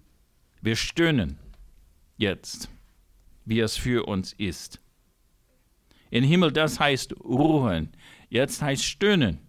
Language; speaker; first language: German; non-native, fluent; English